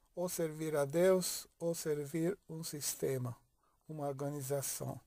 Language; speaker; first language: Portuguese; non-native, fluent; Italian